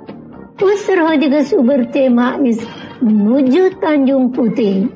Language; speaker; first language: German; non-native, learner; Indonesian